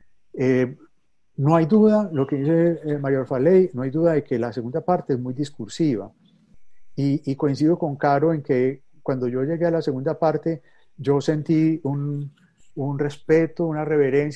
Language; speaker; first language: Spanish; native; Spanish